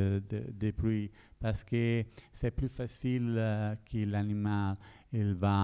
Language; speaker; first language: French; non-native, learner; Italian